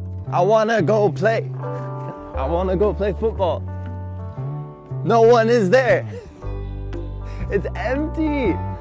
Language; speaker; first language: English; native; English